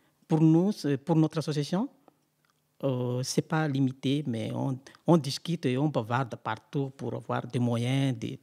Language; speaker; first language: French; non-native, local second language; Malagasy